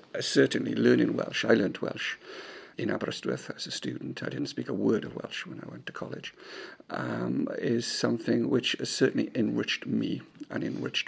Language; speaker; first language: English; native; English